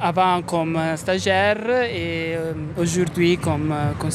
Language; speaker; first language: French; non-native, fluent; Italian